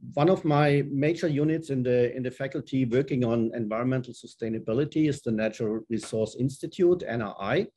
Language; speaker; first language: English; non-native, fluent; German